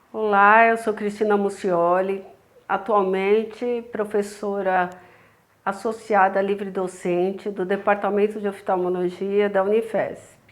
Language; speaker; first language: Portuguese; native; Portuguese